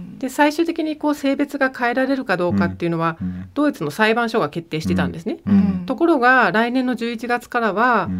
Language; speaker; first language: Japanese; early bilingual, heritage; German